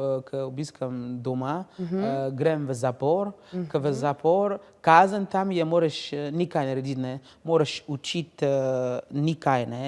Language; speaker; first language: Slovenian; non-native, learner; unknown